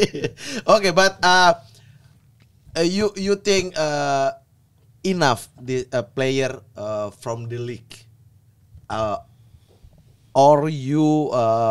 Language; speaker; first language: English; non-native, learner; Indonesian